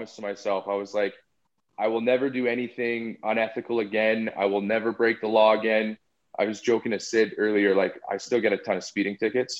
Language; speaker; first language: English; native; English